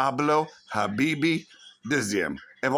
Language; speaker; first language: French; non-native, learner; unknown